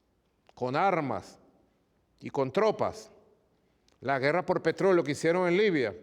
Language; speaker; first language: Spanish; native; Spanish